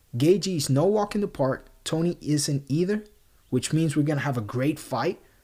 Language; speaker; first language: English; non-native, local second language; Spanish